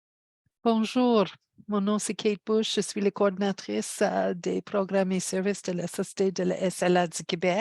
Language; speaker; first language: French; non-native, fluent; English